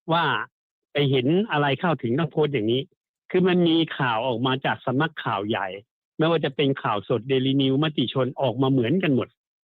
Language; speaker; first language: Thai; native; Thai